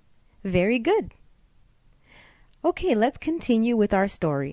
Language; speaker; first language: English; non-native, local second language; Shona